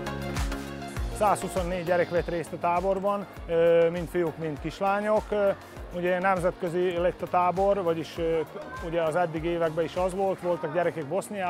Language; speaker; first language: Hungarian; native; Hungarian